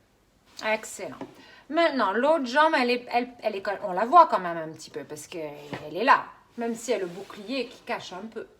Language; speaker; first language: French; native; French